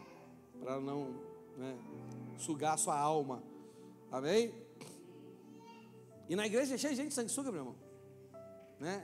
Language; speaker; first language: Portuguese; native; Portuguese